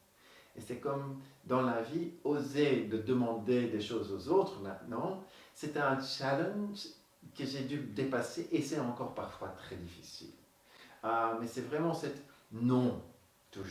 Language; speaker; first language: French; non-native, local second language; Dutch